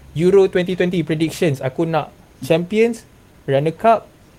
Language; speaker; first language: English; non-native, local second language; Malay